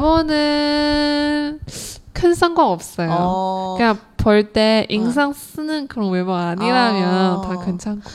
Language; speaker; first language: Korean; non-native, learner; Chinese